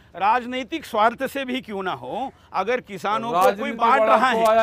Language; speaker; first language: Hindi; non-native, local second language; Marathi